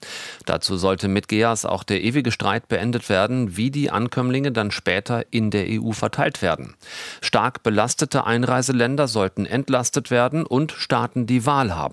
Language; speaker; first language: German; native; German